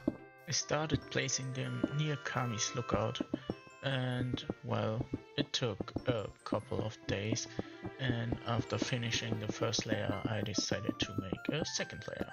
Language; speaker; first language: English; non-native, fluent; German